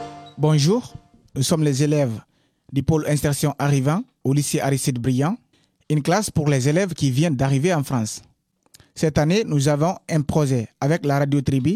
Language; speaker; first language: French; non-native, learner; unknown